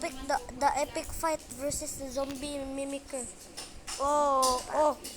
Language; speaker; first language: English; non-native, local second language; Filipino